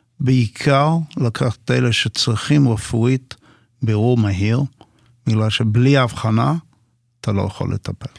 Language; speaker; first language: Hebrew; non-native, fluent; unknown